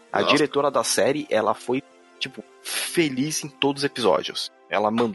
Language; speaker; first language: Portuguese; native; Portuguese